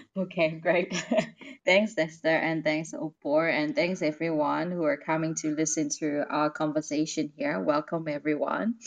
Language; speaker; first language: English; non-native, fluent; Burmese